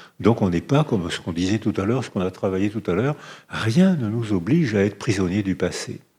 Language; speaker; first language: French; native; French